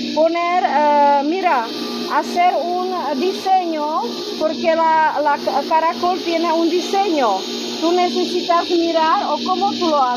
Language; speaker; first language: Spanish; non-native, learner; Czech